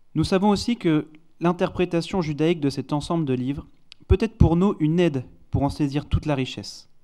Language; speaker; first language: French; non-native, fluent; Hebrew